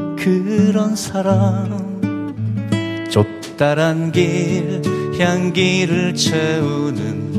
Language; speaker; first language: Korean; native; Korean